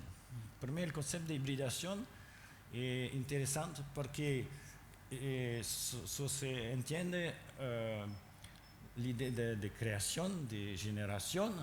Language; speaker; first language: Spanish; non-native, learner; French